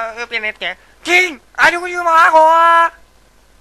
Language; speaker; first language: Finnish; non-native, learner; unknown